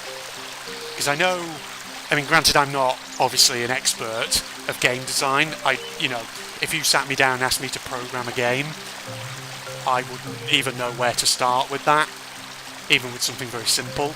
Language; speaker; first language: English; native; English